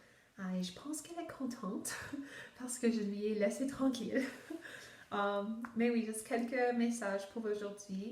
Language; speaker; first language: French; non-native, local second language; English